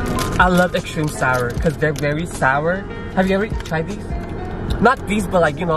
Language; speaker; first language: English; native; English